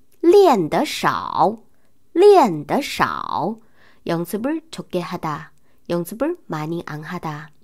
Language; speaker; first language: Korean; non-native, fluent; Chinese